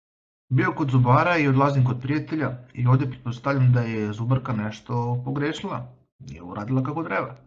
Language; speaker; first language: Bosnian; native; Bosnian